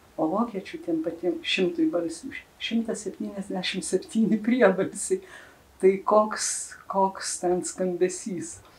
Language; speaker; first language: Lithuanian; native; Lithuanian